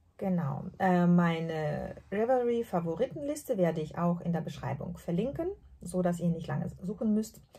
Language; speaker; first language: German; non-native, fluent; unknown